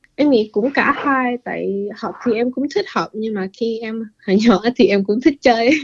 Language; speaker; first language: Vietnamese; early bilingual, heritage; English